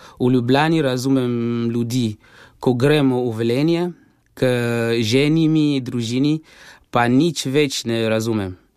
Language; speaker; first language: Slovenian; non-native, fluent; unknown